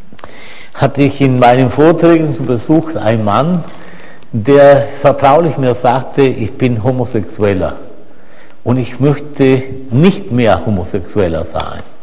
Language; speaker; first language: German; non-native, fluent; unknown